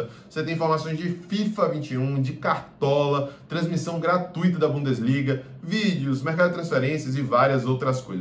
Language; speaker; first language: Portuguese; native; Portuguese